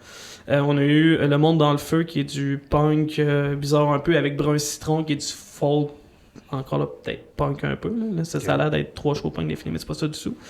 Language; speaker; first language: French; native; French